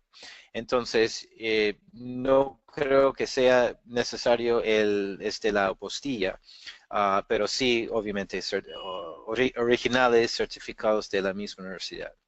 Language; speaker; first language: Spanish; non-native, fluent; English